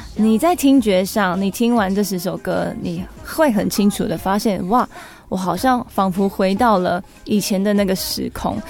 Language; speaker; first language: Chinese; non-native, local second language; Hakka Chinese